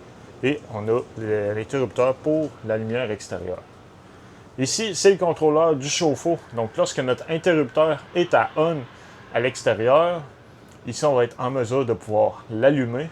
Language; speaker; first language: French; native; French